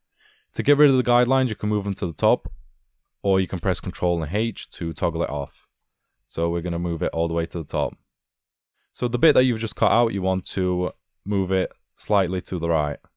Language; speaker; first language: English; native; English